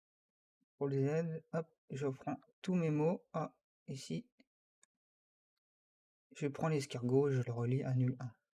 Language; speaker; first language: French; native; French